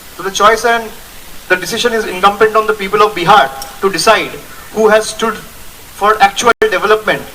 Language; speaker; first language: English; non-native, local second language; Bangla